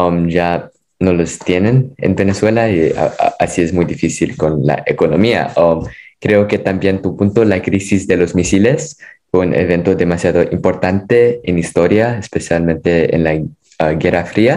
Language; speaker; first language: Spanish; non-native, fluent; English